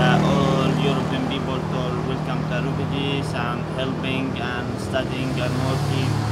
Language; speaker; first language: English; non-native, learner; Arabic